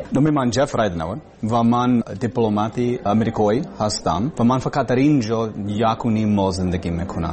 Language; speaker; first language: Persian; non-native, learner; English